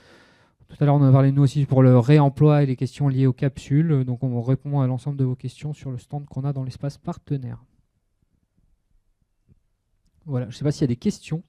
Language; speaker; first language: French; native; French